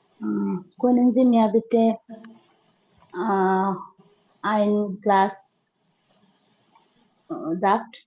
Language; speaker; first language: German; non-native, learner; Bangla